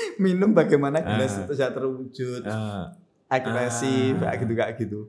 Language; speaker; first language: Indonesian; native; Indonesian